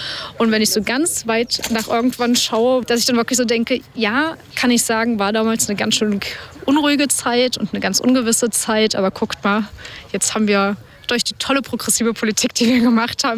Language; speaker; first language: German; native; German